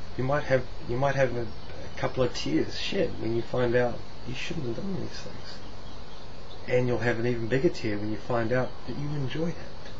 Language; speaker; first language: English; native; English